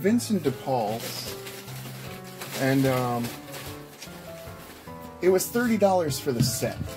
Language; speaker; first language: English; native; English